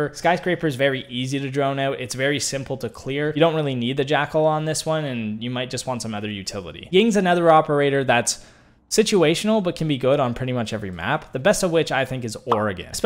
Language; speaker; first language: English; native; English